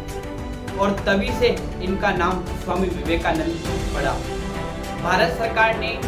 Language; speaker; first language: Hindi; native; Hindi